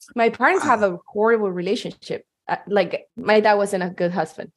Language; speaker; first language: English; non-native, fluent; Spanish